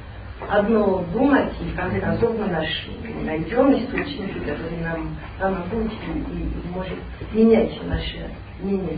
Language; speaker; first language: Russian; non-native, learner; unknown